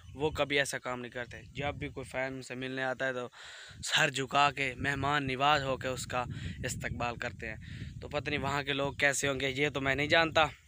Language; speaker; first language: Urdu; non-native, local second language; Punjabi